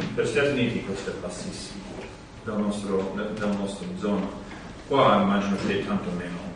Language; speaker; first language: Italian; non-native, fluent; English